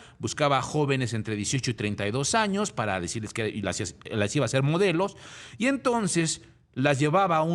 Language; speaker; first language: Spanish; native; Spanish